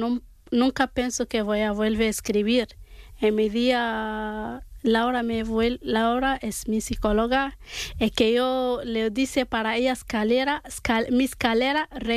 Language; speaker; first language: Spanish; non-native, learner; Arabic